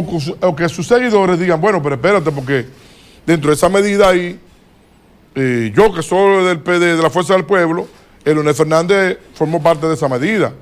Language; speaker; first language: Spanish; native; Spanish